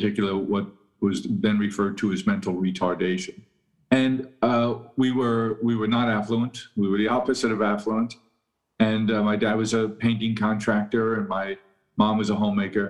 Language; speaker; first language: English; native; English